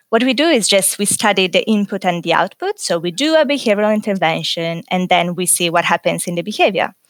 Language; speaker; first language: English; non-native, fluent; Italian